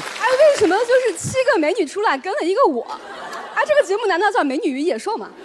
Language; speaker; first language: Chinese; native; Chinese